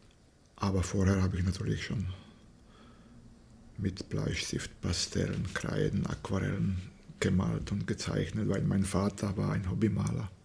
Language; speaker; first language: German; non-native, fluent; Slovak